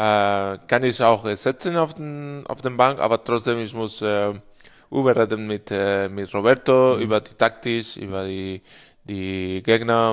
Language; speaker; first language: German; non-native, learner; Spanish